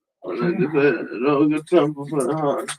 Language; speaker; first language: Swedish; early bilingual, other home language; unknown